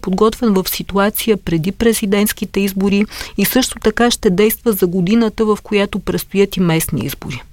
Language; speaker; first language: Bulgarian; native; Bulgarian